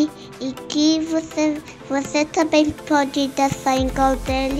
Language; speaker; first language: Portuguese; early bilingual, heritage; Portuguese